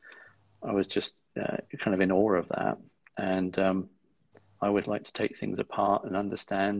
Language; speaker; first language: English; native; English